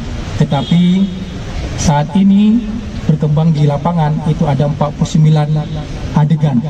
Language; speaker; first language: Indonesian; native; Indonesian